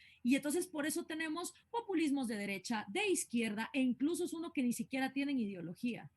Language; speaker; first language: Spanish; native; Spanish